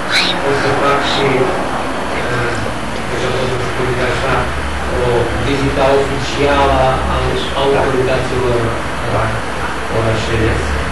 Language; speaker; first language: Romanian; non-native, fluent; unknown